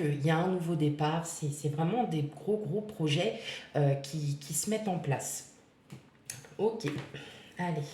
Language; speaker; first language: French; native; French